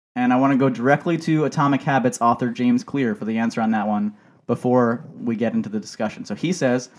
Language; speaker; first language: English; native; English